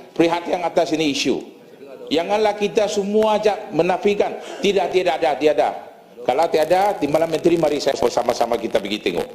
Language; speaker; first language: Malay; native; Malay